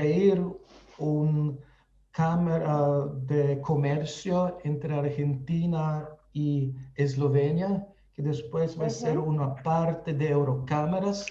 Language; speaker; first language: Spanish; non-native, fluent; Slovenian